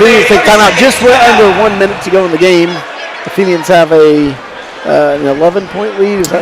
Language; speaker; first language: English; native; English